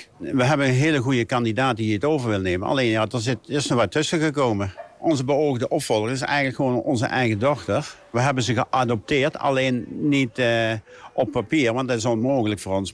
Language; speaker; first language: Dutch; native; Dutch